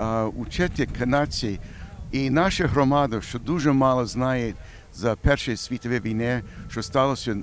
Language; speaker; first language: Ukrainian; early bilingual, heritage; Ukrainian